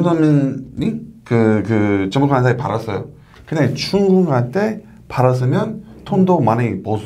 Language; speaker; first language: Korean; non-native, learner; English